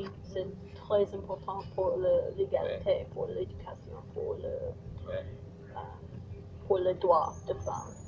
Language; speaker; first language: French; non-native, learner; English